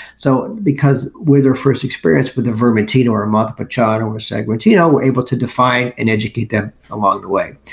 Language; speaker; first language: English; native; English